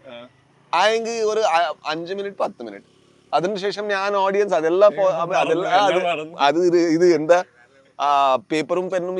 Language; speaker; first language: Malayalam; non-native, learner; Kannada